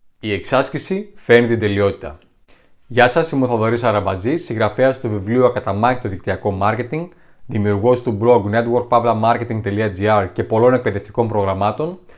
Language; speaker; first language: Greek; native; Greek